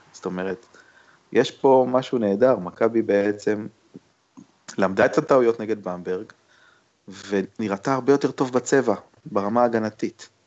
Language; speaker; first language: Hebrew; native; Hebrew